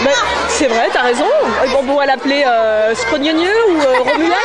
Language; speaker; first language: French; native; French